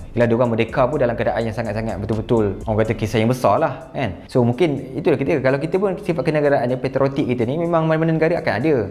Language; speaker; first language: Malay; native; Malay